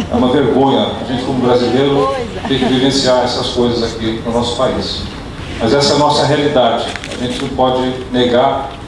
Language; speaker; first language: Portuguese; early bilingual, other home language; Dutch